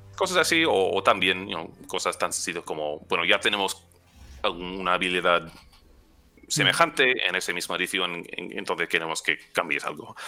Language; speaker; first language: Spanish; non-native, fluent; English